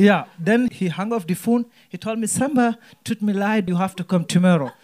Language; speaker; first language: English; non-native, local second language; Wolof